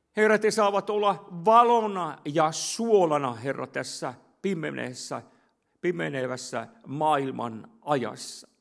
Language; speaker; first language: Finnish; native; Finnish